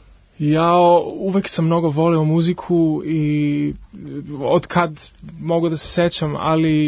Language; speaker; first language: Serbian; early bilingual, heritage; Serbian